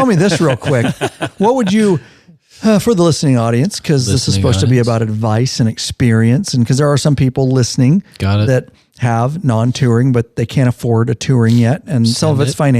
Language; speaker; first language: English; native; English